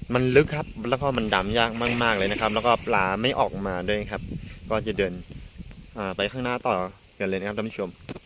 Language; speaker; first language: Thai; non-native, local second language; S'gaw Karen